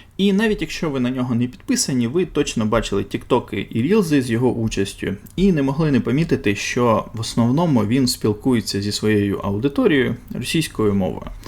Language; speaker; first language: Ukrainian; non-native, local second language; Russian